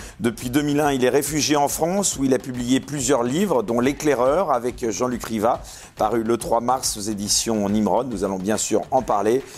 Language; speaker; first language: French; native; French